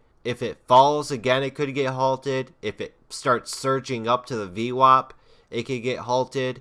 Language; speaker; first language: English; native; English